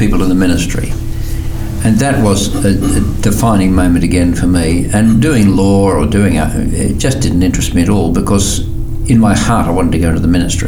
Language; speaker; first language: English; native; English